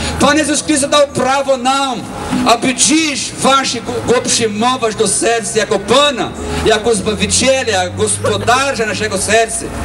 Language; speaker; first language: Polish; non-native, learner; Portuguese